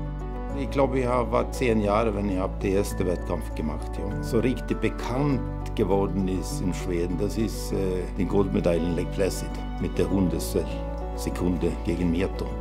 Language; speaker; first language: German; non-native, fluent; Swedish